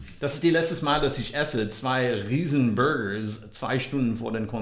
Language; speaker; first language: German; non-native, learner; English